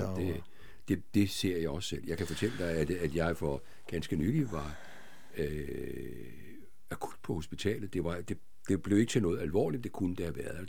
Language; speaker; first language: Danish; native; Danish